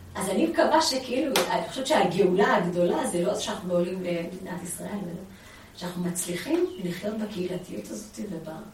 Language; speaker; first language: Hebrew; early bilingual, other home language; Amharic